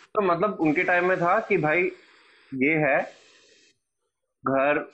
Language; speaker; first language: Hindi; native; Hindi